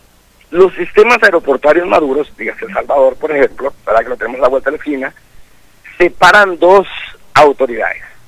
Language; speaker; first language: Spanish; native; Spanish